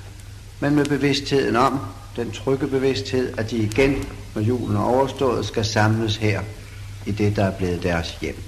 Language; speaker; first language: Danish; native; Danish